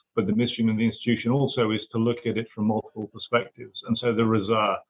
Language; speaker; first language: English; native; English